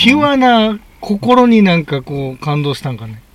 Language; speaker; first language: Japanese; native; Japanese